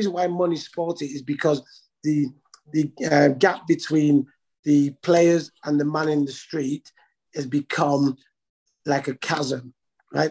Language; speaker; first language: English; native; English